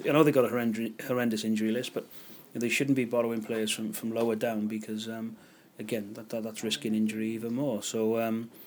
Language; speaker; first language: English; native; English